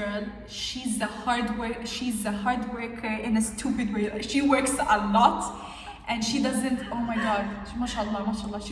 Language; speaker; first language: English; non-native, fluent; Arabic